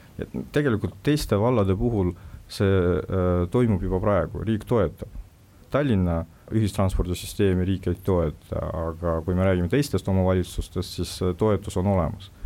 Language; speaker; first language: Estonian; non-native, local second language; Russian